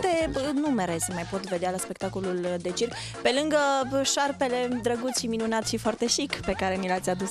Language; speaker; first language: Romanian; native; Romanian